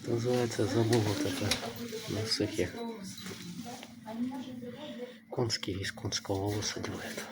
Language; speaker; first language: Russian; non-native, local second language; Yakut